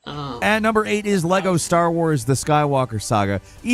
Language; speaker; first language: English; native; English